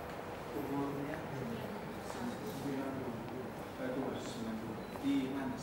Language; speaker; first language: Indonesian; native; Indonesian